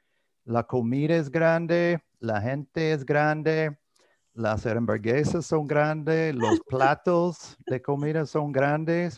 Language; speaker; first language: Spanish; non-native, fluent; English